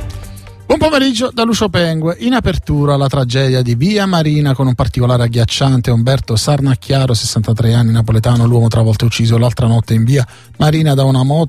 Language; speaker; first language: Italian; native; Italian